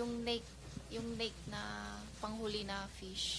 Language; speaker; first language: Filipino; non-native, learner; Chinese